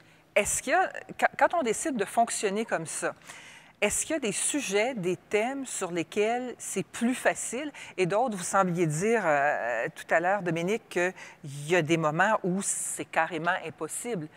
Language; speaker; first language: French; native; French